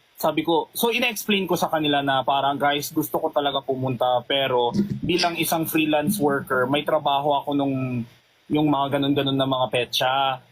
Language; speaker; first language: Filipino; non-native, fluent; Korean